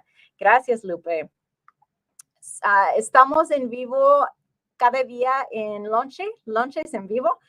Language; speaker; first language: Spanish; early bilingual, heritage; English